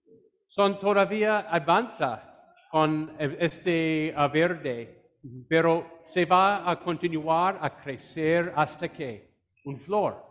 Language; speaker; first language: Spanish; non-native, fluent; English